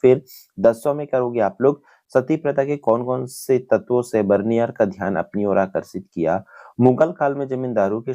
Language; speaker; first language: Hindi; native; Hindi